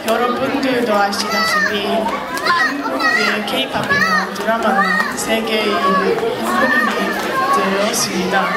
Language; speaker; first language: Korean; early bilingual, heritage; English